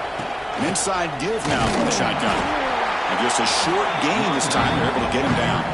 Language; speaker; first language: English; native; English